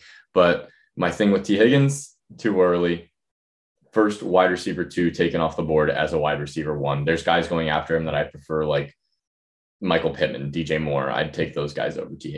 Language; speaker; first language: English; native; English